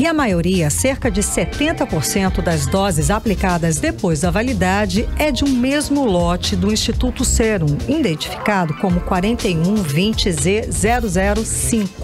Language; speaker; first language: Portuguese; native; Portuguese